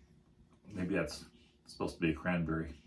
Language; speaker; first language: English; native; English